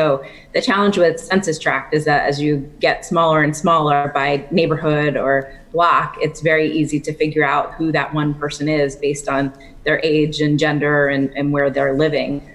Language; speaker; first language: English; native; English